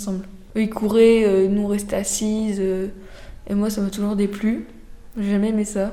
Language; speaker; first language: French; native; French